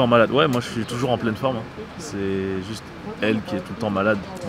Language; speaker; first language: French; native; French